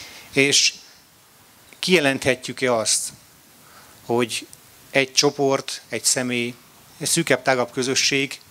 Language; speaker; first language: Hungarian; native; Hungarian